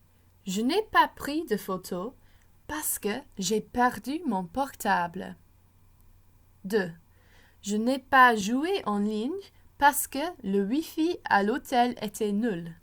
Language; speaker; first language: French; non-native, fluent; English